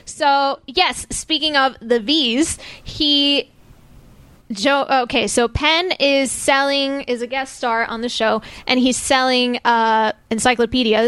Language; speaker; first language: English; native; English